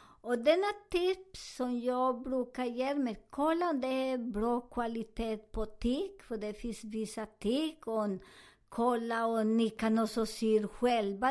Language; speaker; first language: Swedish; non-native, learner; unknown